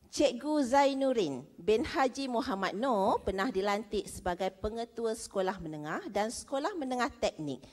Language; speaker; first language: Malay; native; Malay